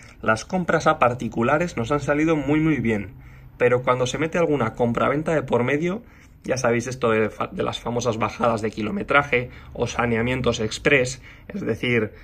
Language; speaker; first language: Spanish; native; Spanish